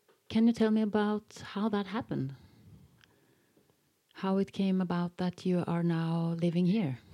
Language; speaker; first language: English; non-native, fluent; Norwegian